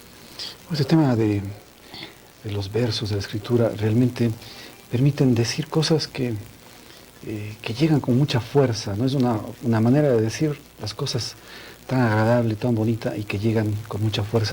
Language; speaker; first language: Spanish; native; Spanish